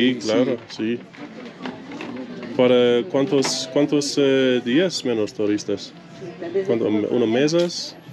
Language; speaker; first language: Spanish; non-native, learner; English